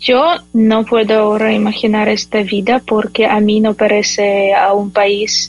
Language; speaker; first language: Spanish; non-native, fluent; Ukrainian